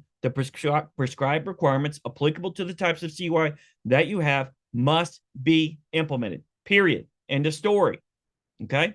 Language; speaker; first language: English; native; English